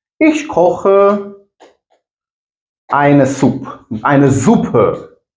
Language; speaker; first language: German; non-native, fluent; Ukrainian